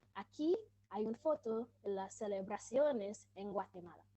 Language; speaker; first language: Spanish; non-native, learner; English